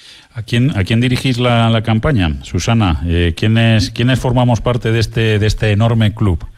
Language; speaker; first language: Spanish; native; Spanish